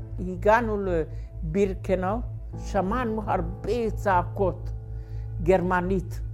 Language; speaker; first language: Hebrew; non-native, fluent; Hungarian